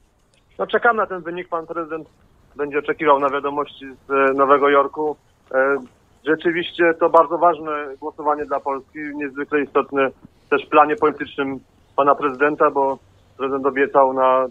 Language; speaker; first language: Polish; native; Polish